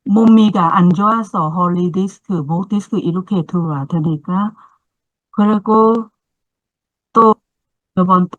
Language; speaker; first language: Korean; non-native, learner; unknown